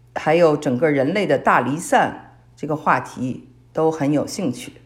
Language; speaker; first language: Chinese; native; Chinese